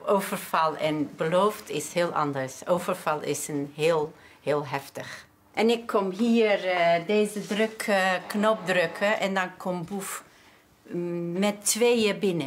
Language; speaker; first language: Dutch; non-native, learner; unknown